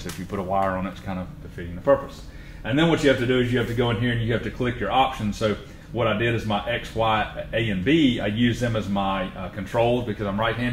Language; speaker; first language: English; native; English